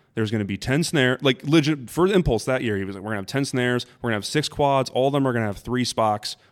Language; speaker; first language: English; native; English